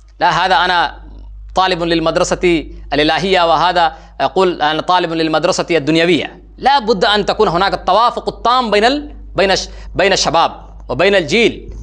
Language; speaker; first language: Arabic; non-native, fluent; Urdu